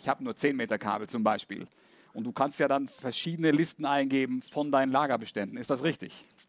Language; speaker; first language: German; native; German